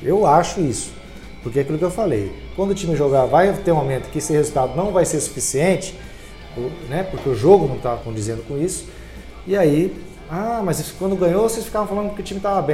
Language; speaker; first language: Portuguese; native; Portuguese